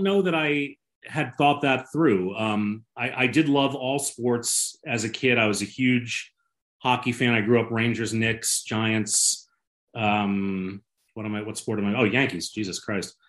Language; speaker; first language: English; native; English